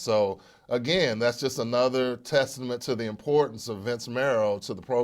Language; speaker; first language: English; native; English